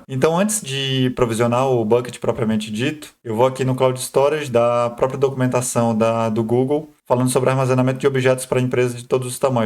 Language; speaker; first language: Portuguese; native; Portuguese